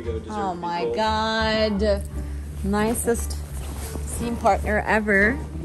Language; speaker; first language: English; non-native, fluent; Turkish